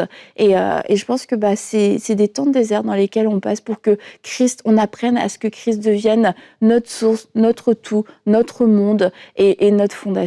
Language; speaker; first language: French; native; French